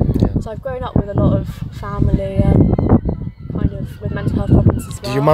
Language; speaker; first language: English; native; English